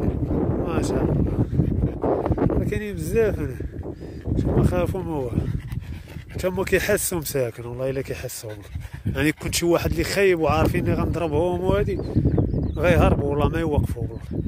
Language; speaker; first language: Arabic; native; Arabic